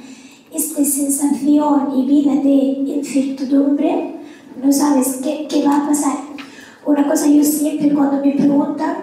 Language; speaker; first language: Spanish; non-native, fluent; Arabic